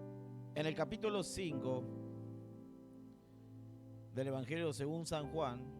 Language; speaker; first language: Spanish; native; Spanish